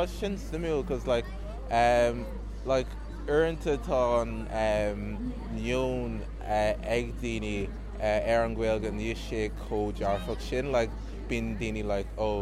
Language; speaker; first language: Irish; non-native, local second language; English